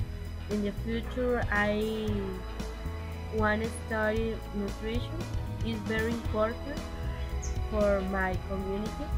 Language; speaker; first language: English; non-native, learner; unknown